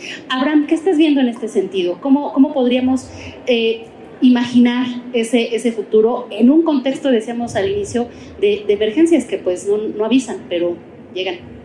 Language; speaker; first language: Spanish; native; Spanish